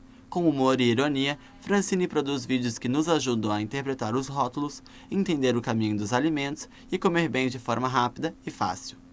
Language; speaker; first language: Portuguese; native; Portuguese